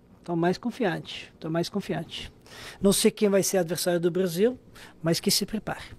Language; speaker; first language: Portuguese; non-native, fluent; Serbian